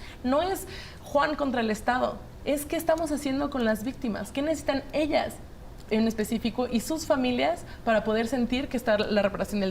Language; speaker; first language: Spanish; native; Spanish